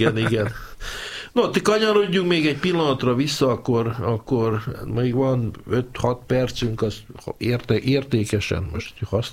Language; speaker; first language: Hungarian; native; Hungarian